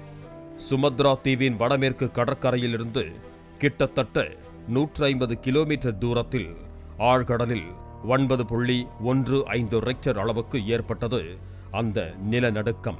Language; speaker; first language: Tamil; native; Tamil